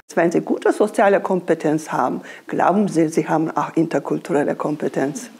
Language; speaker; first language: German; non-native, fluent; Turkish